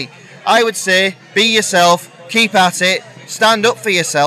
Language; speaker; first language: English; native; English